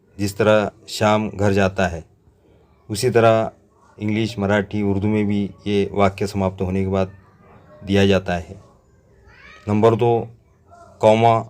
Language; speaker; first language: Hindi; non-native, local second language; Urdu